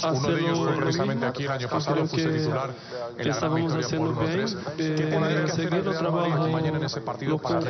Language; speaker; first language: Spanish; native; Spanish